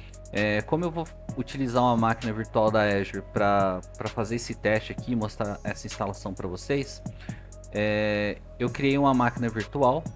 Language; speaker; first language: Portuguese; native; Portuguese